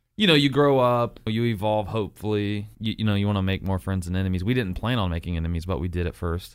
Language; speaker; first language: English; native; English